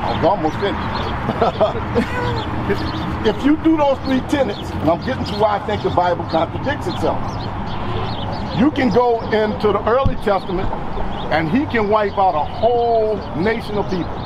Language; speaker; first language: English; native; English